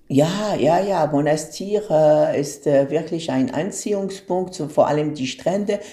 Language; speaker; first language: German; non-native, fluent; Arabic